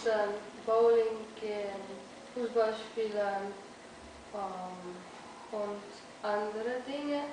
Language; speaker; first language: German; non-native, learner; Slovenian